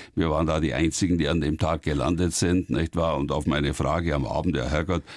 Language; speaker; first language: German; native; German